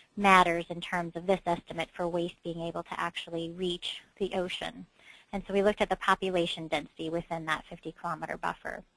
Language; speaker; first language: English; native; English